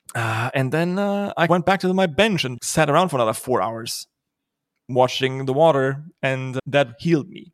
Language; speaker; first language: English; non-native, fluent; German